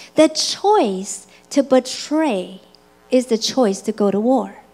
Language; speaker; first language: English; early bilingual, other home language; Chinese